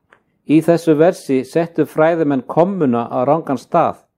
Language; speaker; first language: Icelandic; native; Icelandic